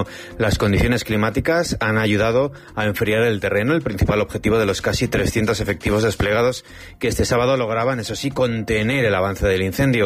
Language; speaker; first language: Spanish; native; Spanish